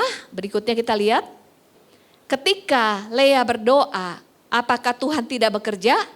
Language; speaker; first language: Indonesian; native; Indonesian